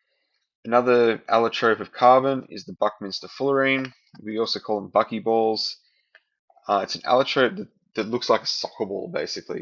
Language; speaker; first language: English; native; English